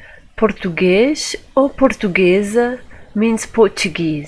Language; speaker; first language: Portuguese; non-native, fluent; English